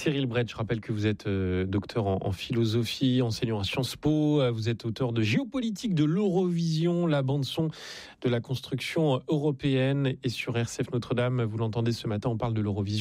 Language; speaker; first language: French; native; French